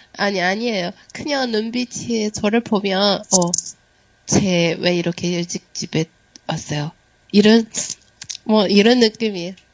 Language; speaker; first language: Korean; non-native, learner; Chinese